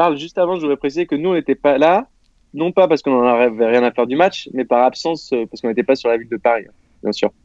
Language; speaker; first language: French; native; French